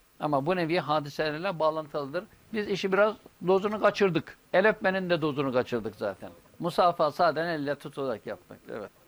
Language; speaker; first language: Turkish; native; Turkish